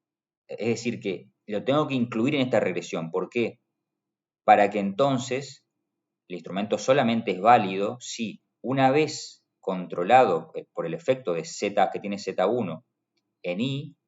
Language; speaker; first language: Spanish; native; Spanish